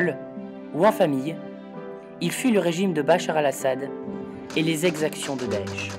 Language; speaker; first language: French; native; French